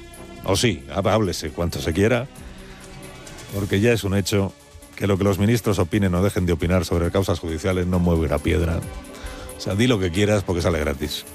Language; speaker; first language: Spanish; native; Spanish